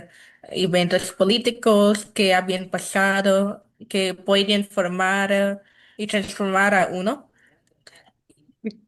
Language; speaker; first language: Spanish; non-native, fluent; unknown